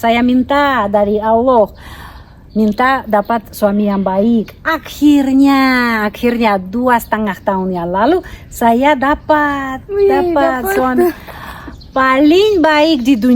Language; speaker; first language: Indonesian; non-native, fluent; Russian